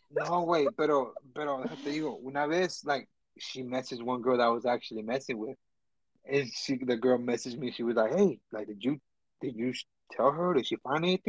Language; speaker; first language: English; early bilingual, other home language; Spanish